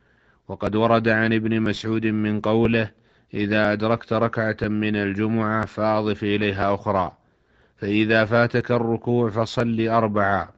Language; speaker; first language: Arabic; native; Arabic